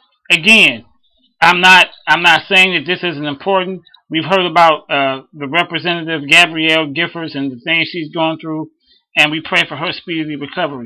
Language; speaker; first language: English; native; English